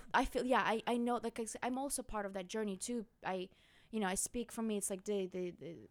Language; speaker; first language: English; non-native, fluent; Russian